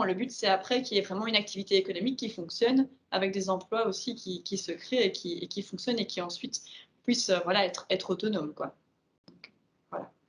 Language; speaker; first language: French; native; French